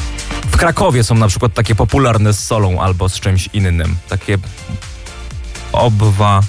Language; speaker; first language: Polish; native; Polish